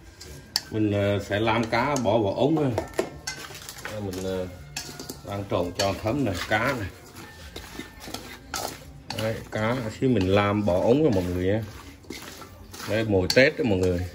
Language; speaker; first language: Vietnamese; non-native, local second language; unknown